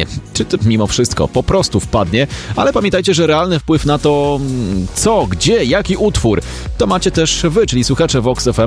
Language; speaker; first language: Polish; native; Polish